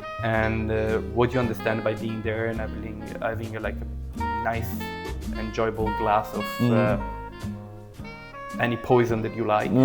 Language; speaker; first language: English; early bilingual, other home language; Italian